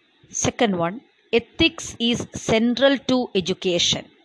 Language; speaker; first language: English; non-native, local second language; Malayalam